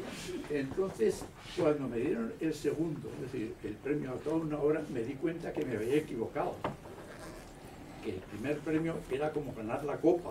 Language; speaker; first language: Spanish; native; Spanish